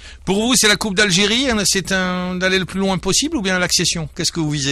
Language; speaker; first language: French; non-native, local second language; Arabic